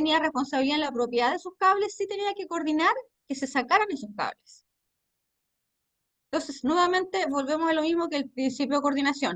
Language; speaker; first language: Spanish; native; Spanish